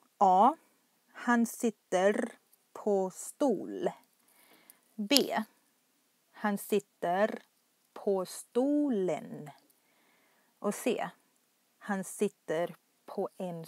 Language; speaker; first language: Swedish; non-native, fluent; Thai